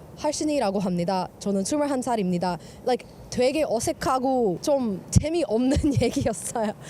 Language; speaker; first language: Korean; non-native, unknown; English